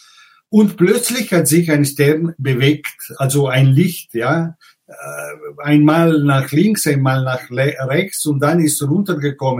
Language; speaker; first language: German; non-native, fluent; Italian